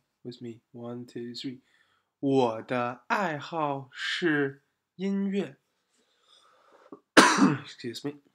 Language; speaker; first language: Chinese; non-native, fluent; English